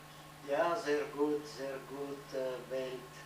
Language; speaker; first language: Dutch; non-native, learner; French